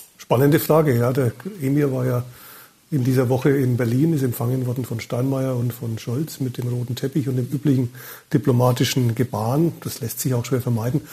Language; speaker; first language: German; native; German